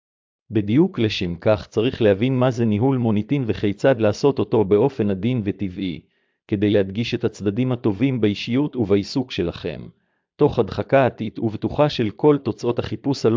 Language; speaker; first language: Hebrew; native; Hebrew